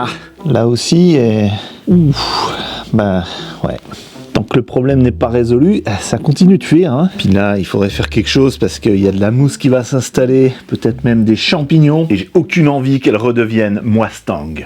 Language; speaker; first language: French; native; French